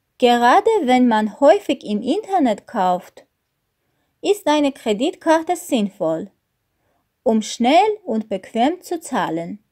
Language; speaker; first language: German; non-native, learner; Armenian